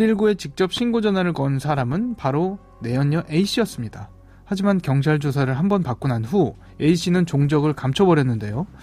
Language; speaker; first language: Korean; native; Korean